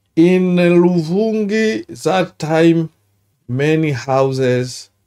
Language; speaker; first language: English; non-native, learner; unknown